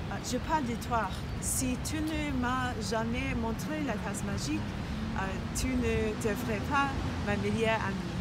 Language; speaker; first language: French; non-native, learner; English